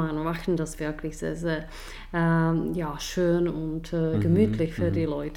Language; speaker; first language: German; non-native, fluent; Czech